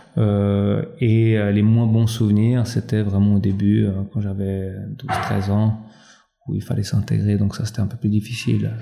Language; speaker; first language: French; early bilingual, other home language; Albanian